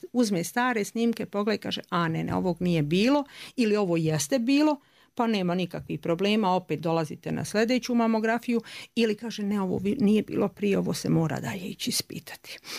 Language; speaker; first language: Croatian; native; Croatian